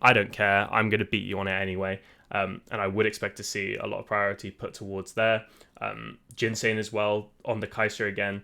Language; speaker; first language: English; native; English